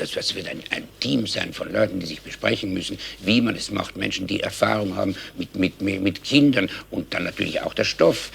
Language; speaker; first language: German; native; German